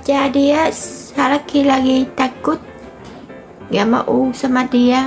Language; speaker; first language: Indonesian; non-native, learner; Vietnamese